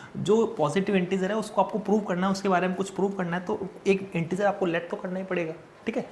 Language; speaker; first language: Hindi; native; Hindi